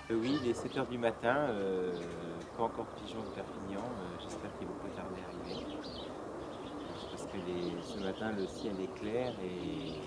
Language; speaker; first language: French; native; French